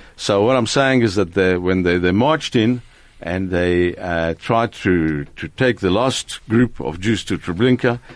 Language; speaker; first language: English; non-native, fluent; Spanish